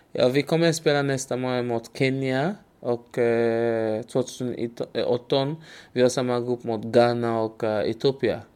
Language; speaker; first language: Swedish; non-native, learner; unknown